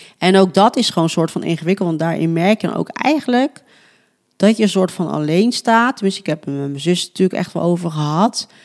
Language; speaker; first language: Dutch; early bilingual, other home language; Spanish